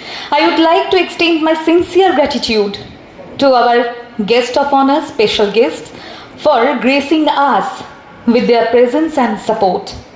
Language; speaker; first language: English; non-native, local second language; Bangla